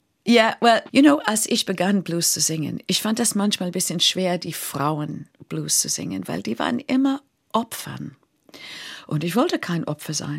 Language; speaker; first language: German; non-native, fluent; English